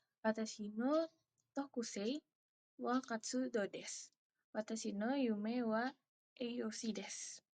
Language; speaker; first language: Japanese; non-native, learner; Indonesian